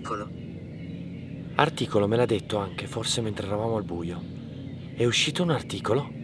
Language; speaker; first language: Italian; native; Italian